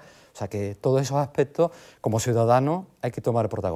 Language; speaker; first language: Spanish; native; Spanish